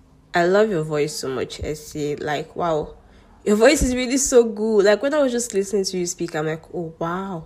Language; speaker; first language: English; non-native, local second language; Yoruba